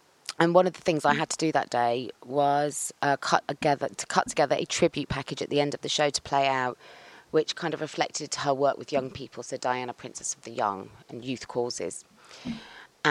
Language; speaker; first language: English; native; English